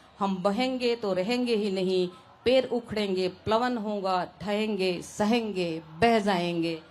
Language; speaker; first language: Hindi; non-native, local second language; Assamese